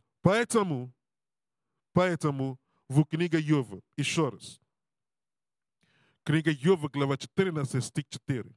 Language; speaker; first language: Russian; non-native, learner; English